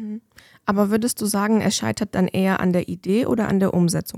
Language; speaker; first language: German; native; German